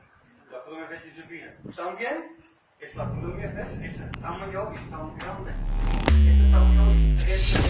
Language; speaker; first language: Spanish; non-native, learner; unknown